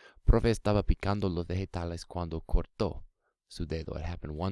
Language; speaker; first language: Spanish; non-native, fluent; English